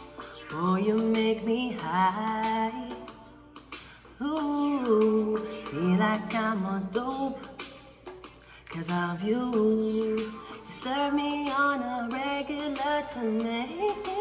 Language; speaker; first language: English; native; English